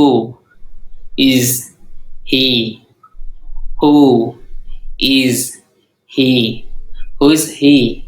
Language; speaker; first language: English; non-native, fluent; Hmong